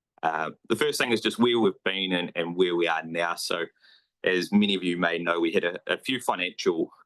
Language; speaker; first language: English; native; English